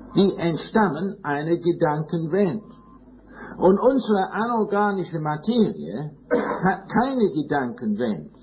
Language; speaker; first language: German; non-native, fluent; English